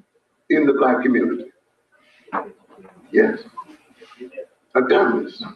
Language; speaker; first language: English; native; English